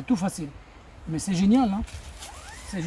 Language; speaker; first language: French; non-native, learner; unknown